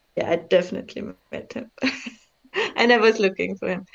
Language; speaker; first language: English; early bilingual, other home language; German